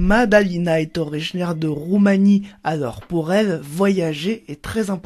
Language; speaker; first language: French; native; French